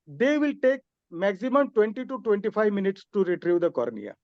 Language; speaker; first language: English; non-native, local second language; Hindi